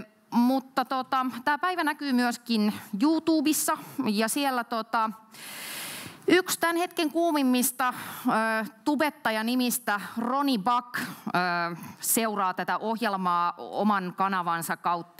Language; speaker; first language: Finnish; native; Finnish